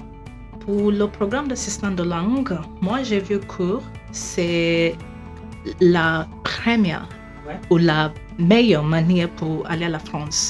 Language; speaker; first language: French; non-native, fluent; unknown